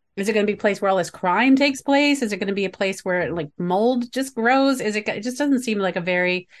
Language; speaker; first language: English; native; English